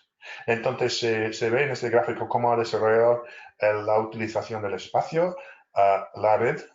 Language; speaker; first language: Spanish; non-native, fluent; English